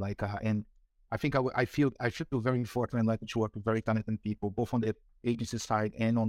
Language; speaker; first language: English; non-native, fluent; Portuguese